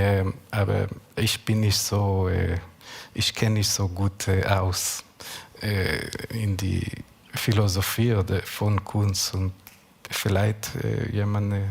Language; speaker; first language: German; non-native, learner; Hebrew